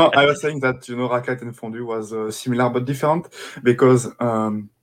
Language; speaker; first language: English; non-native, fluent; French